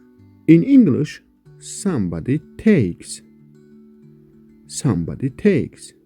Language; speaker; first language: English; non-native, fluent; Kurdish